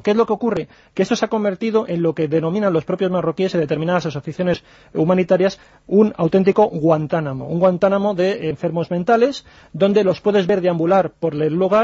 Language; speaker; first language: Spanish; native; Spanish